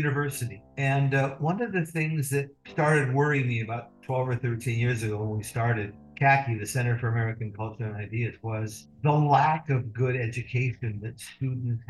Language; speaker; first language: English; native; English